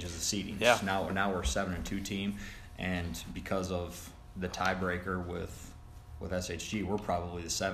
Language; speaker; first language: English; native; English